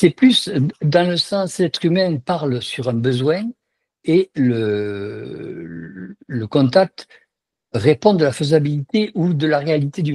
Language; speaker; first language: French; native; French